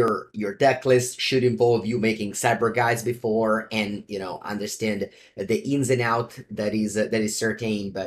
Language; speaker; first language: English; non-native, fluent; Italian